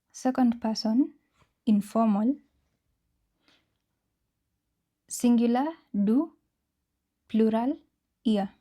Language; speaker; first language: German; non-native, fluent; English